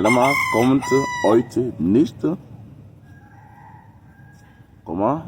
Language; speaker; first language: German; non-native, learner; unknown